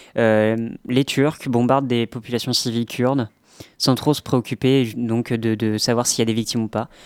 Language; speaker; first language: French; native; French